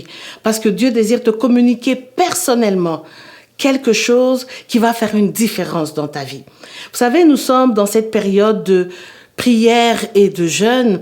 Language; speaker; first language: French; native; French